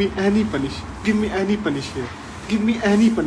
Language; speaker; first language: English; non-native, learner; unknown